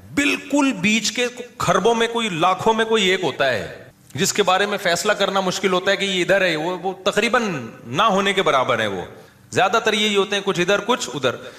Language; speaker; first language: Urdu; native; Urdu